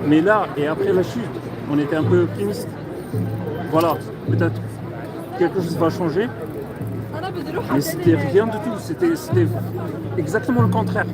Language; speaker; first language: French; non-native, fluent; Arabic